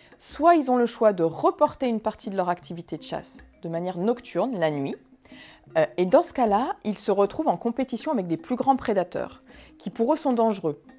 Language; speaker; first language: French; native; French